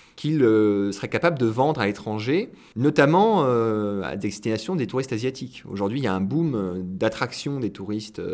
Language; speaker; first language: French; native; French